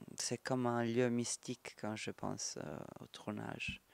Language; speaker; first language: French; non-native, fluent; Italian